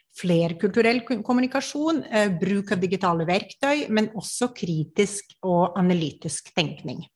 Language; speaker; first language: Norwegian; non-native, fluent; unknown